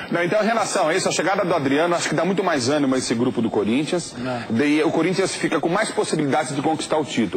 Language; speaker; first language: Portuguese; native; Portuguese